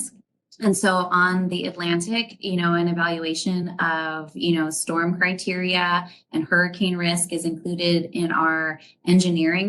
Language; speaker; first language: English; native; English